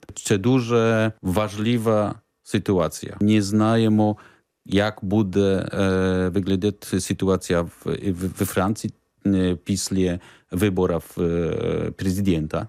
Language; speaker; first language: Ukrainian; non-native, learner; Polish